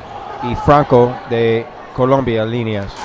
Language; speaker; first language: Spanish; non-native, learner; English